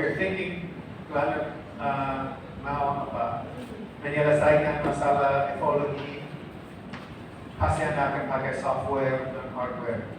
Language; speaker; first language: Indonesian; non-native, fluent; English